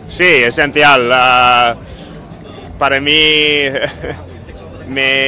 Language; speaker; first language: Spanish; non-native, fluent; English